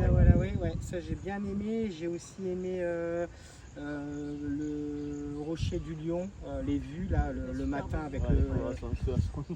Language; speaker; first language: French; native; French